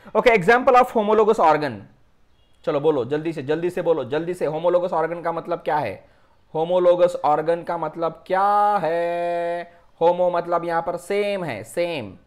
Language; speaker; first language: Hindi; non-native, local second language; Marathi